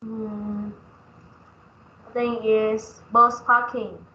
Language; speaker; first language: English; non-native, learner; Vietnamese